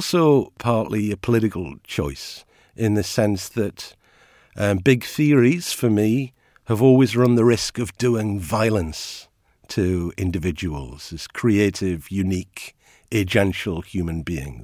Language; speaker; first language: English; native; English